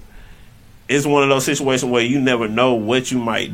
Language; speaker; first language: English; native; English